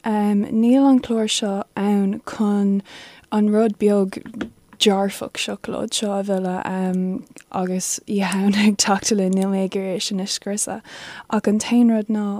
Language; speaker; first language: Irish; non-native, local second language; English